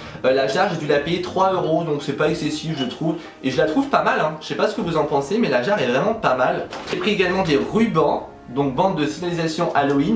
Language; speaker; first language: French; native; French